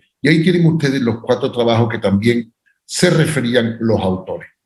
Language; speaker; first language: Spanish; native; Spanish